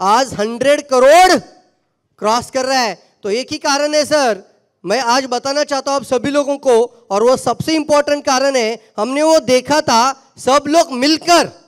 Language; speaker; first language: Hindi; non-native, local second language; Marathi